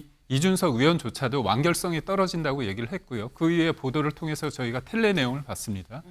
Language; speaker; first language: Korean; native; Korean